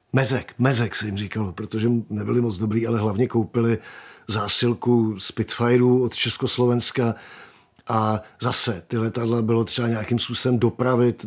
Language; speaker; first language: Czech; native; Czech